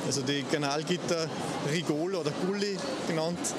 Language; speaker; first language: German; native; German